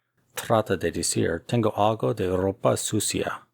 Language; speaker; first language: Spanish; non-native, fluent; English